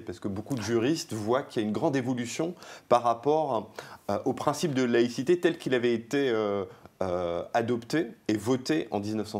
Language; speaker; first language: French; native; French